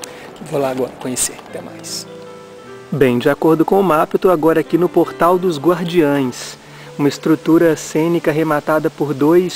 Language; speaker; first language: Portuguese; native; Portuguese